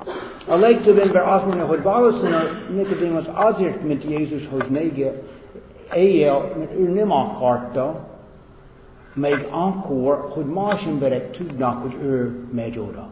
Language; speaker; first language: Hungarian; non-native, fluent; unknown